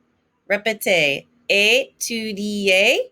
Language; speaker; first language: French; non-native, fluent; English